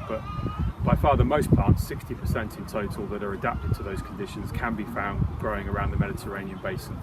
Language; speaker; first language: English; native; English